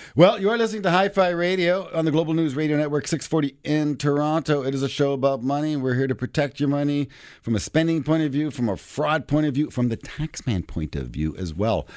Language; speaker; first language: English; non-native, fluent; Spanish